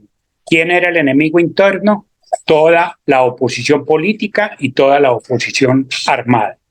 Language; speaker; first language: Spanish; native; Spanish